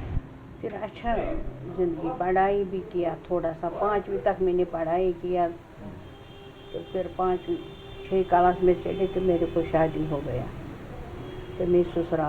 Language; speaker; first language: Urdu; non-native, local second language; Kashmiri